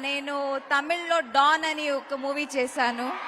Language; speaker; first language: Telugu; non-native, learner; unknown